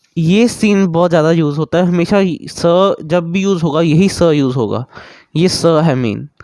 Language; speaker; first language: Hindi; native; Hindi